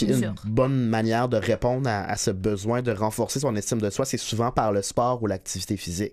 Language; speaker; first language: French; native; French